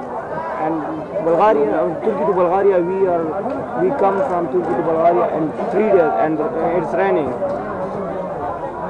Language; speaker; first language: English; non-native, learner; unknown